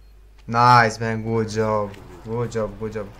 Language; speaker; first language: English; non-native, learner; Romanian